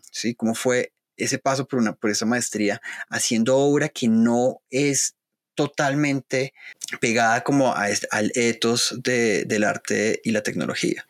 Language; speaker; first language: Spanish; native; Spanish